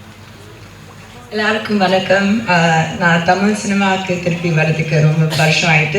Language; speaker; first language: Tamil; early bilingual, heritage; Tamil